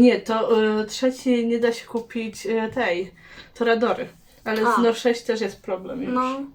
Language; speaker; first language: Polish; native; Polish